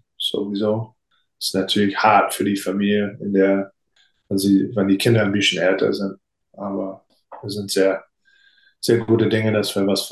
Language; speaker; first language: German; non-native, fluent; English